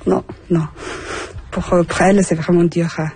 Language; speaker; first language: French; non-native, learner; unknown